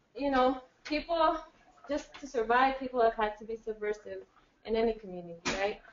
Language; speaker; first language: English; native; English